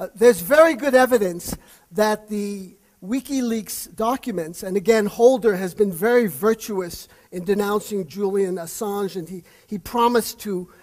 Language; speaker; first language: English; native; English